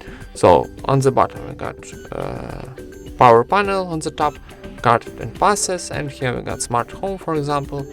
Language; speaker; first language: English; non-native, fluent; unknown